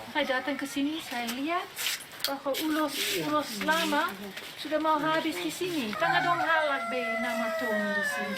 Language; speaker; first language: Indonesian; non-native, fluent; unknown